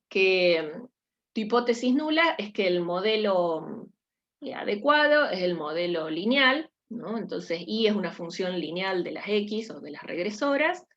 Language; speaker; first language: Spanish; native; Spanish